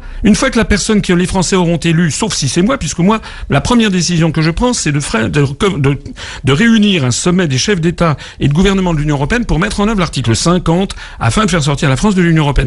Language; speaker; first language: French; native; French